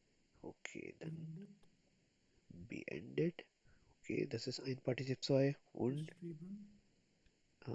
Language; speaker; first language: German; non-native, fluent; Urdu